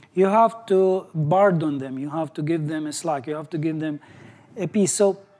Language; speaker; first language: English; non-native, fluent; Arabic